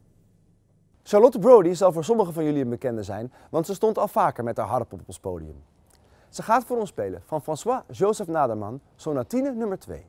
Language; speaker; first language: Dutch; native; Dutch